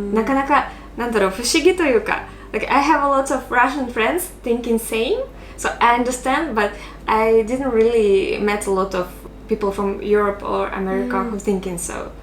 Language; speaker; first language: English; non-native, fluent; Russian